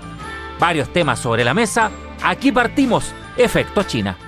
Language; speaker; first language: Spanish; native; Spanish